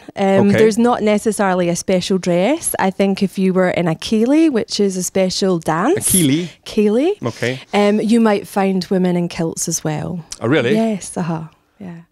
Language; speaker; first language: English; native; English